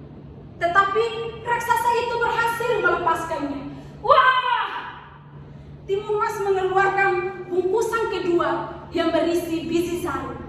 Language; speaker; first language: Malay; non-native, learner; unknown